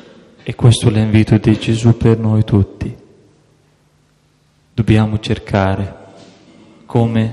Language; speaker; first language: Italian; non-native, fluent; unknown